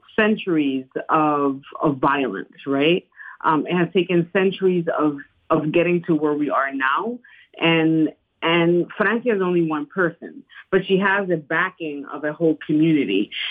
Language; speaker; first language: English; non-native, fluent; Spanish